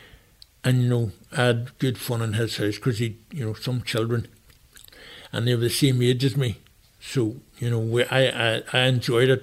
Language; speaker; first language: English; native; English